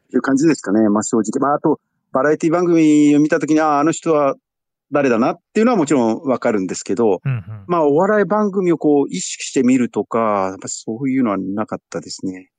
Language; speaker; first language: Japanese; native; Japanese